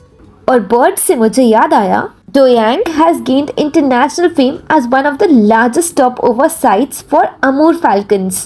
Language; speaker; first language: Hindi; native; Hindi